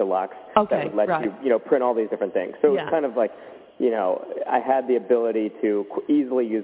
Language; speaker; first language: English; native; English